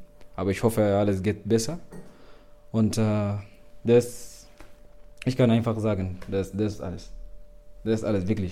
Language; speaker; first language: German; non-native, learner; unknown